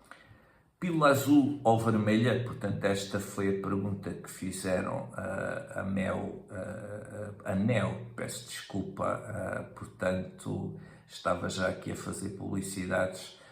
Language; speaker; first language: Portuguese; native; Portuguese